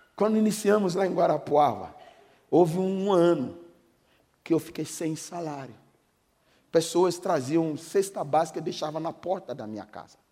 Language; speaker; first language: Portuguese; non-native, fluent; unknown